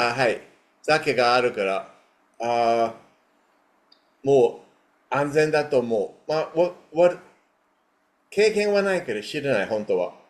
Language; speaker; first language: Japanese; non-native, fluent; English